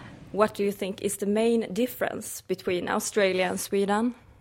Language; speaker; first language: English; non-native, fluent; Swedish